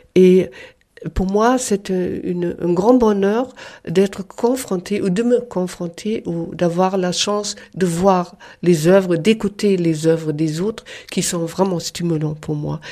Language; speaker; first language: French; non-native, fluent; German